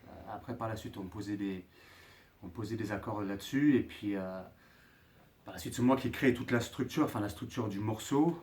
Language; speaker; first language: French; native; French